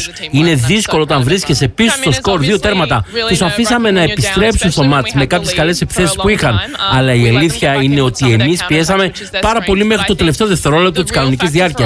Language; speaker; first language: Greek; native; Greek